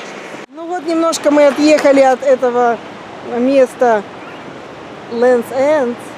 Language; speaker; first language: Russian; native; Russian